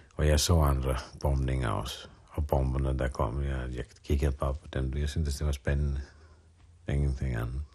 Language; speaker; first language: Danish; non-native, fluent; Finnish